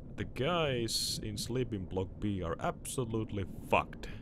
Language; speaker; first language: English; non-native, fluent; Finnish